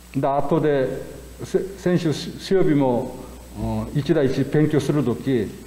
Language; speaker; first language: Japanese; non-native, fluent; Korean